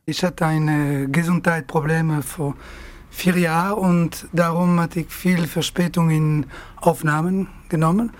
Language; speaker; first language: German; non-native, learner; French